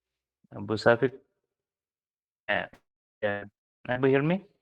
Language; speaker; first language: Arabic; non-native, fluent; Indonesian